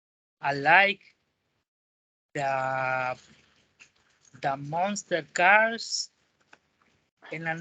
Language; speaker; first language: English; non-native, learner; Spanish